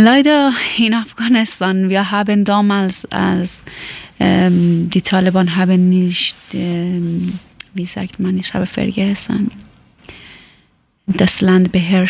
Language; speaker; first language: German; non-native, learner; Persian